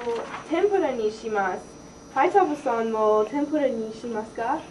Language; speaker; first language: Japanese; non-native, learner; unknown